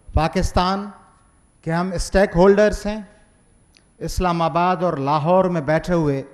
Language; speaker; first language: Urdu; non-native, local second language; Sindhi